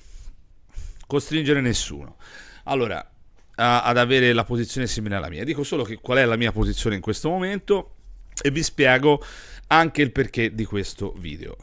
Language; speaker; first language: Italian; native; Italian